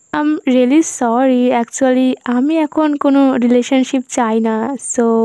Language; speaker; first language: Hindi; non-native, local second language; Bangla